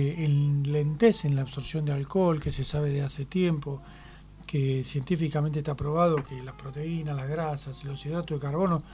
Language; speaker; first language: Spanish; native; Spanish